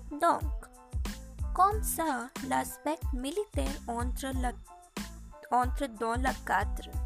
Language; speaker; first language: French; non-native, learner; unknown